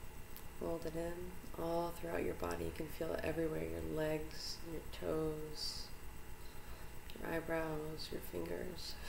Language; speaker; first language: English; native; English